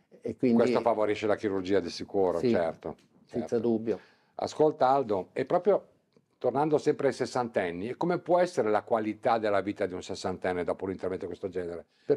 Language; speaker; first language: Italian; native; Italian